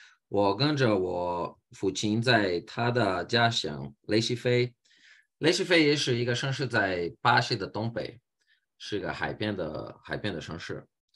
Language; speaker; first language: Chinese; non-native, fluent; Portuguese